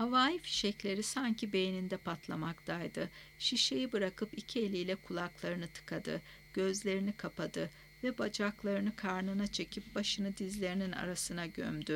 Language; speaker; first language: Turkish; native; Turkish